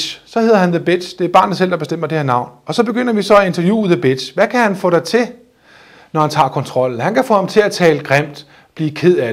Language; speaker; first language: Danish; native; Danish